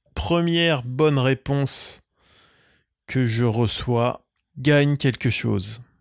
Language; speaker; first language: French; native; French